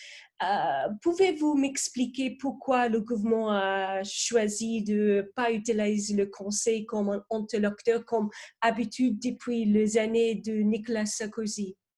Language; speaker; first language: French; non-native, fluent; English